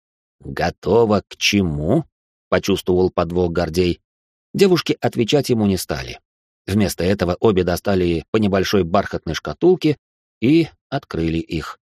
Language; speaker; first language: Russian; native; Russian